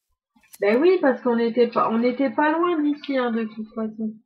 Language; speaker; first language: French; native; French